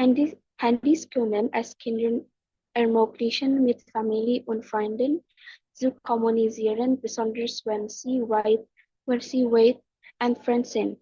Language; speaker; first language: German; non-native, learner; Indonesian